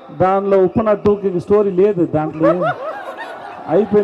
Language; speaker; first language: Telugu; non-native, learner; Tamil